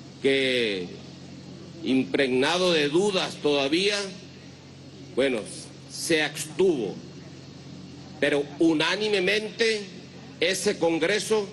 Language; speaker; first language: Spanish; native; Spanish